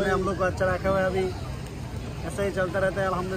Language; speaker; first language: Hindi; non-native, learner; Bangla